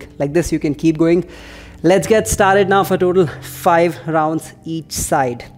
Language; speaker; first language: English; non-native, local second language; Hindi